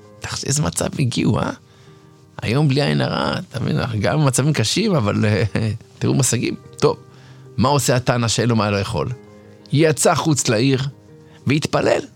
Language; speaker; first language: Hebrew; native; Hebrew